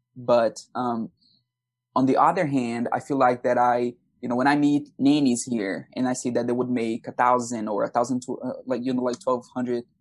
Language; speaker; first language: English; non-native, fluent; Portuguese